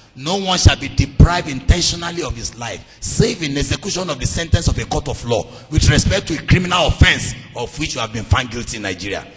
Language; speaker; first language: English; non-native, local second language; Yoruba